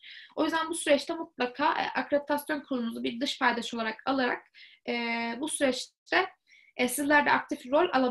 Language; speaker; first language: Turkish; native; Turkish